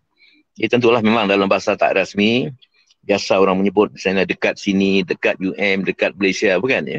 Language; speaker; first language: Malay; native; Malay